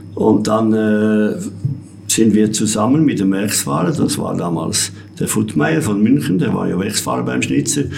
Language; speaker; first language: German; native; German